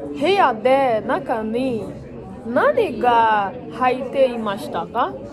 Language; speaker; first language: Japanese; non-native, learner; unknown